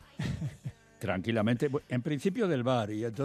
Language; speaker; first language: Spanish; native; Spanish